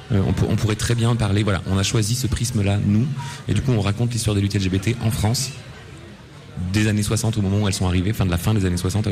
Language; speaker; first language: French; native; French